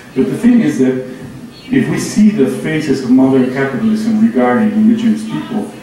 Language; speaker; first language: English; non-native, fluent; Spanish